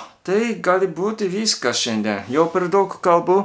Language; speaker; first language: Lithuanian; non-native, learner; Japanese